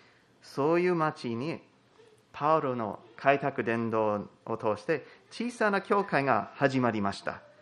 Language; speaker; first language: Japanese; non-native, fluent; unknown